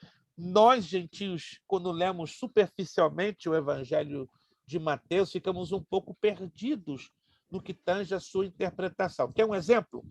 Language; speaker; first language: Portuguese; native; Portuguese